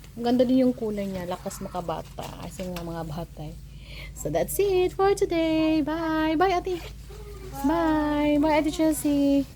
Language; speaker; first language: Filipino; non-native, local second language; Cebuano